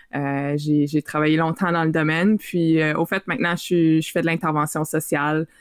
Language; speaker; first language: French; native; French